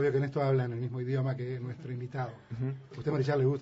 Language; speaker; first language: Spanish; native; Spanish